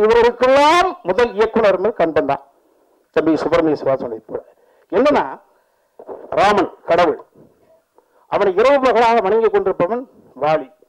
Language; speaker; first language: Tamil; native; Tamil